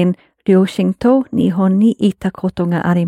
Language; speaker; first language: Japanese; non-native, fluent; English